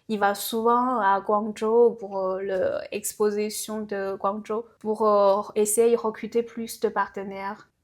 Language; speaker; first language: French; non-native, fluent; Chinese